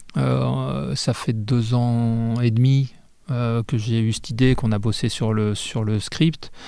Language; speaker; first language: French; native; French